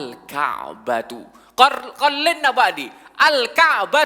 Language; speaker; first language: Arabic; non-native, fluent; Indonesian